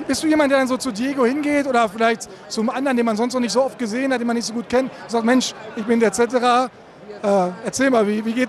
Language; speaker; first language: German; native; German